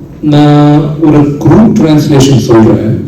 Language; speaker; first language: Tamil; non-native, local second language; Telugu